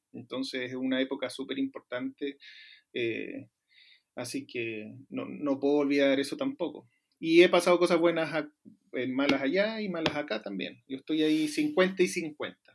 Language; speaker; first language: Spanish; native; Spanish